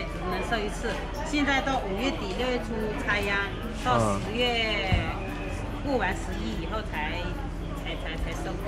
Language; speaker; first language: Chinese; native; Chinese